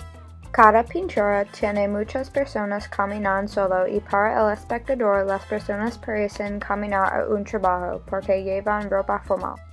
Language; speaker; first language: Spanish; non-native, learner; English